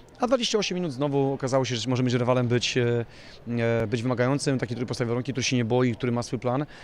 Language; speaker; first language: Polish; native; Polish